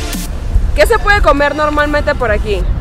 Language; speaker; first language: Spanish; native; Spanish